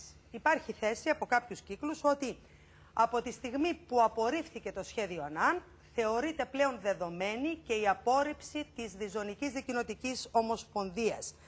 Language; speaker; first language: Greek; native; Greek